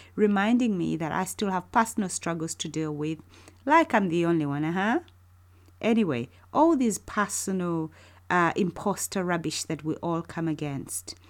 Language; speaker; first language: English; non-native, local second language; Ganda